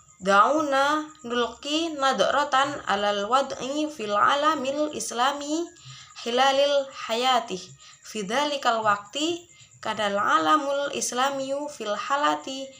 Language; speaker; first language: Arabic; non-native, learner; Indonesian